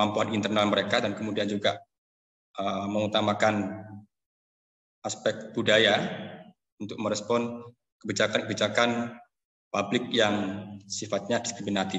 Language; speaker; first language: Indonesian; native; Indonesian